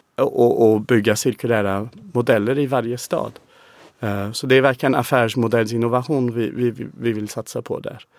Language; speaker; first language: Swedish; non-native, fluent; English